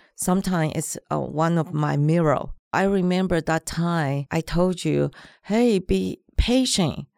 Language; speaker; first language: English; non-native, learner; Chinese